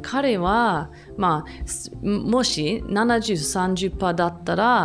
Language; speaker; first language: Japanese; non-native, fluent; English